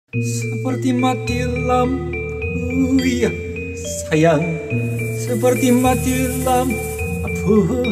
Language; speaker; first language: Indonesian; non-native, fluent; Korean